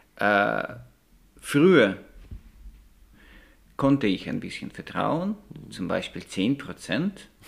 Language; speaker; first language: German; non-native, learner; Russian